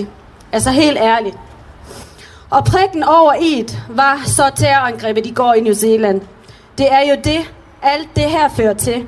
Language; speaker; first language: Danish; early bilingual, other home language; Arabic